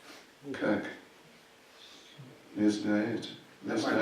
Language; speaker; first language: Russian; non-native, learner; English